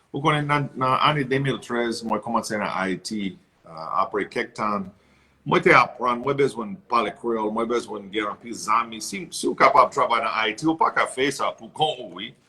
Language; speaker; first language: Haitian Creole; non-native, learner; English